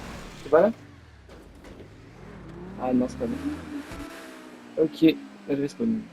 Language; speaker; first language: French; native; French